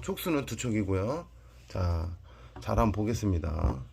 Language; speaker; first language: Korean; native; Korean